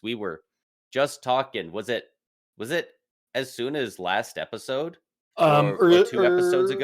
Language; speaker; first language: English; native; English